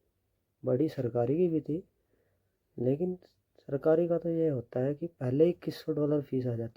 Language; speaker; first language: Hindi; native; Hindi